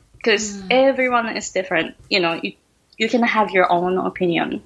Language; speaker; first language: English; non-native, fluent; Japanese